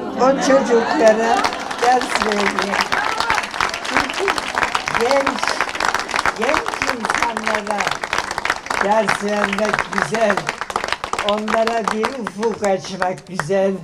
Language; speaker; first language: Turkish; early bilingual, other home language; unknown